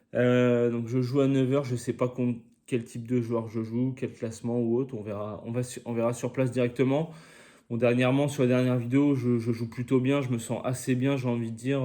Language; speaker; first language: French; native; French